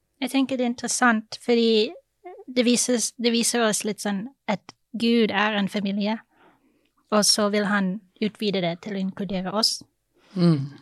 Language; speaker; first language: Norwegian; non-native, fluent; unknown